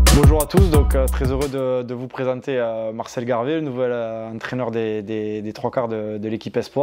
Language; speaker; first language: French; native; French